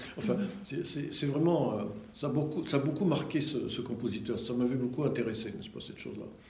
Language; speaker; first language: French; early bilingual, other home language; Russian